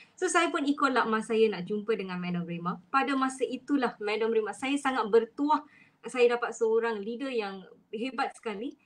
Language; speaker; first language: Malay; non-native, local second language; Tamil